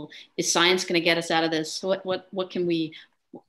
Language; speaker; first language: English; native; English